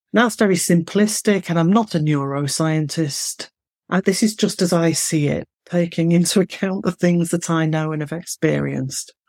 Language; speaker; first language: English; native; English